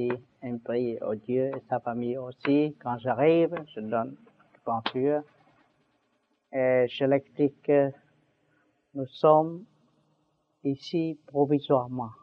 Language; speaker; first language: French; non-native, learner; Vietnamese